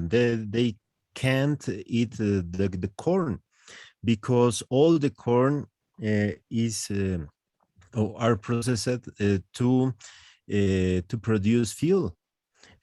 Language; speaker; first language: English; non-native, learner; Spanish